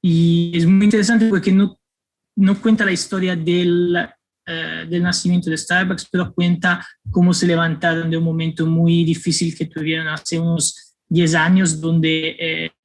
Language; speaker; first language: Spanish; non-native, fluent; Italian